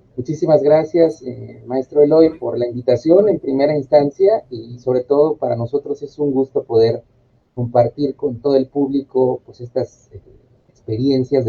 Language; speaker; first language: Spanish; native; Spanish